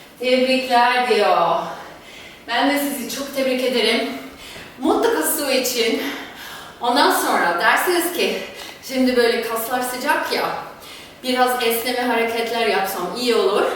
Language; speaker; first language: Turkish; non-native, fluent; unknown